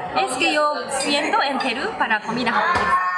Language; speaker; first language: Spanish; non-native, learner; Japanese